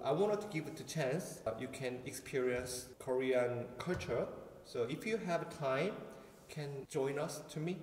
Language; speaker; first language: English; non-native, learner; Korean